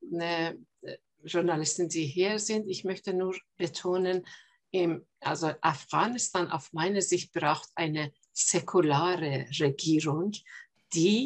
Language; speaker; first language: German; non-native, fluent; Persian